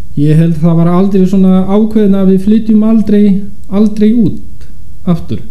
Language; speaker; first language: Icelandic; non-native, fluent; Polish